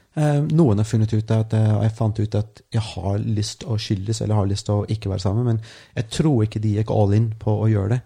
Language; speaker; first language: Norwegian; non-native, fluent; English